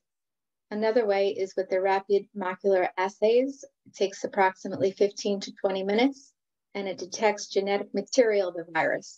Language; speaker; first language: English; native; English